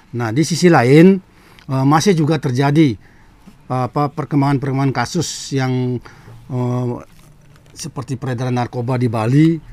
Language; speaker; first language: Indonesian; non-native, local second language; Balinese